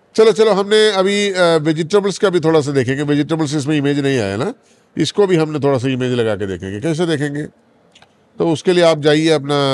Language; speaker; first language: Hindi; non-native, local second language; Malayalam